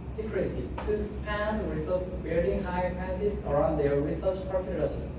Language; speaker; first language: English; non-native, fluent; Korean